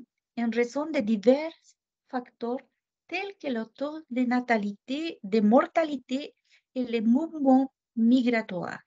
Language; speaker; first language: French; non-native, fluent; Japanese